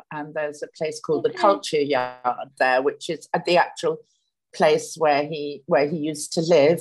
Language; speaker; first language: English; native; English